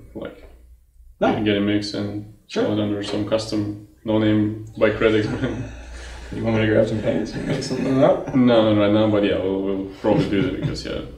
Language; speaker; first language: English; non-native, fluent; Russian